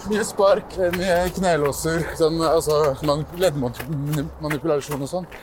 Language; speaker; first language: Norwegian; early bilingual, other home language; Persian